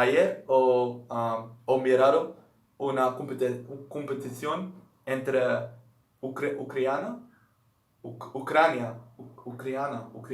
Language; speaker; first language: Spanish; non-native, learner; Dutch